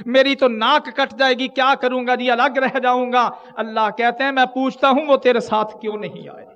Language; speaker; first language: Urdu; non-native, local second language; Punjabi